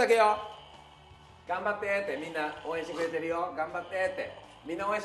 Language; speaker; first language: Japanese; native; Japanese